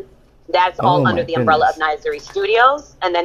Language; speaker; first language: English; early bilingual, other home language; German